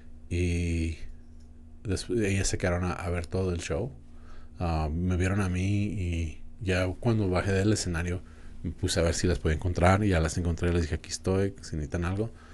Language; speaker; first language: Spanish; native; Spanish